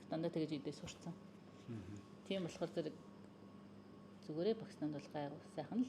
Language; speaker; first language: Mongolian; native; Mongolian